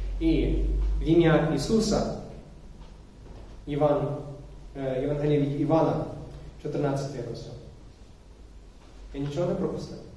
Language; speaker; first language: Ukrainian; non-native, fluent; English